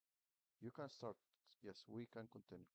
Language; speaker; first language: English; non-native, learner; Arabic